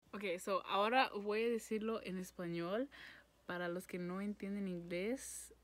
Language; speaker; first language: Spanish; early bilingual, heritage; Spanish